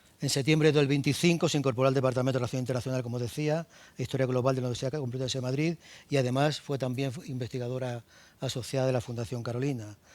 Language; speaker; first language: Spanish; native; Spanish